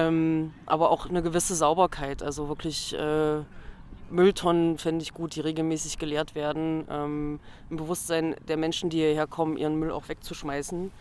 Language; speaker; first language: German; native; German